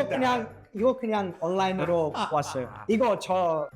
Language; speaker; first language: Korean; non-native, learner; English